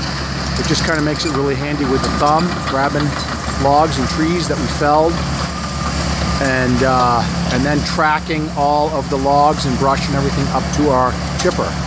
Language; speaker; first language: English; native; English